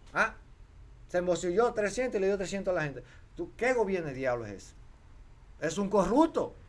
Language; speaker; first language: Spanish; native; Spanish